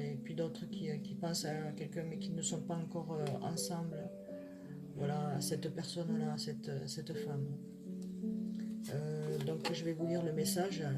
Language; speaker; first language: French; native; French